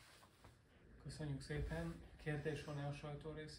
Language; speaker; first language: Hungarian; native; Hungarian